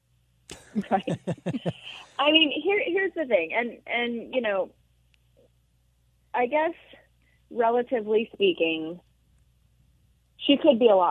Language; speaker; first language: English; native; English